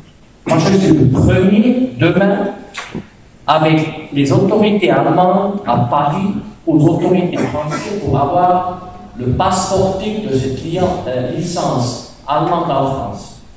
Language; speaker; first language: French; non-native, fluent; German